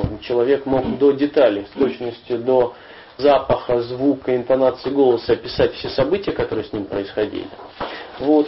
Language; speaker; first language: Russian; native; Russian